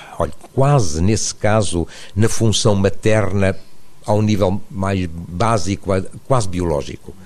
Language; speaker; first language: Portuguese; native; Portuguese